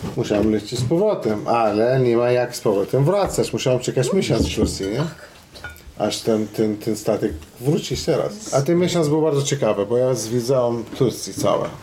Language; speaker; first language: Polish; non-native, fluent; Arabic